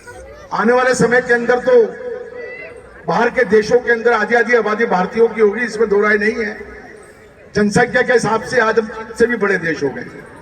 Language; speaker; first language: Hindi; native; Hindi